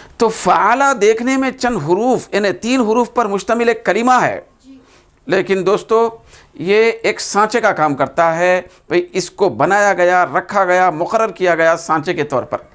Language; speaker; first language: Urdu; native; Urdu